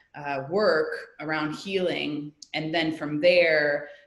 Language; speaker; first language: English; native; English